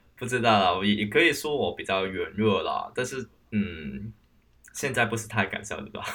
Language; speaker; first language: Chinese; non-native, local second language; Cantonese